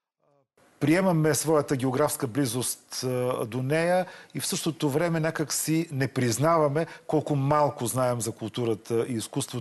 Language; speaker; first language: Bulgarian; native; Bulgarian